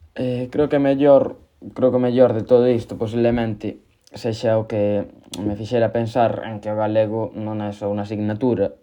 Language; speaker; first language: Galician; non-native, local second language; Spanish